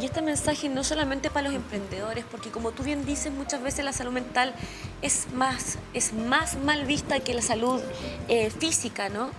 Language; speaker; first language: Spanish; native; Spanish